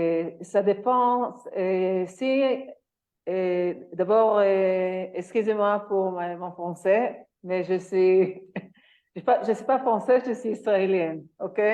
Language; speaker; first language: French; non-native, learner; Hebrew